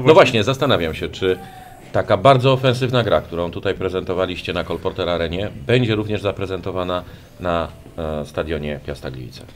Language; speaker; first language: Polish; native; Polish